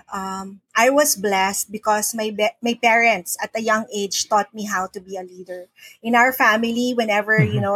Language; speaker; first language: English; non-native, local second language; Filipino